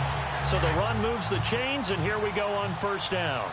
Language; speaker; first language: English; native; English